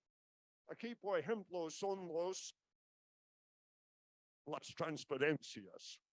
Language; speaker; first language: Spanish; non-native, fluent; English